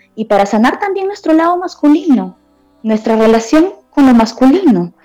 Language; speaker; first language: Spanish; native; Spanish